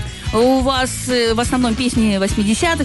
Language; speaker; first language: Russian; native; Russian